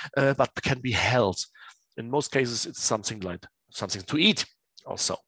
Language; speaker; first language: English; non-native, learner; German